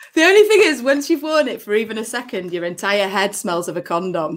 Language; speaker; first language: English; native; English